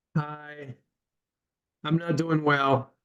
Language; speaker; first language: English; native; English